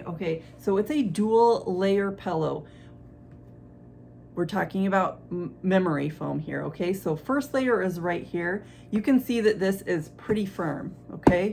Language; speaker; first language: English; native; English